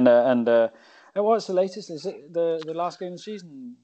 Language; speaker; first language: English; non-native, fluent; Danish